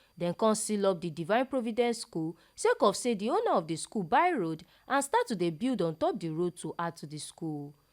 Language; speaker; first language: Nigerian Pidgin; non-native, local second language; Yoruba